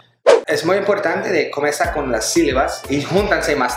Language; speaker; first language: Spanish; non-native, learner; English